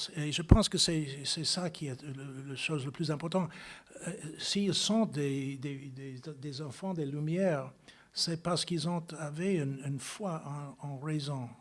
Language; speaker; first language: French; non-native, fluent; English